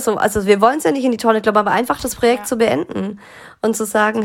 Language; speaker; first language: German; native; German